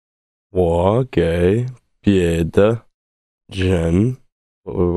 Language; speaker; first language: Chinese; non-native, learner; English